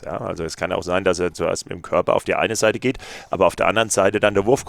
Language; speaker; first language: German; native; German